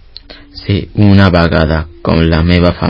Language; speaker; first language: Catalan; early bilingual, other home language; Spanish